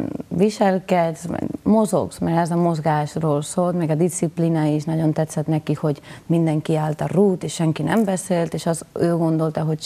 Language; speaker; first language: Hungarian; non-native, fluent; Spanish